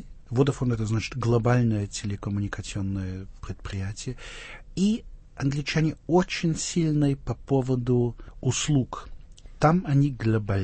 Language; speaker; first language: Russian; non-native, fluent; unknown